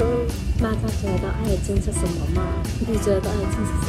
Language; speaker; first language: Chinese; non-native, learner; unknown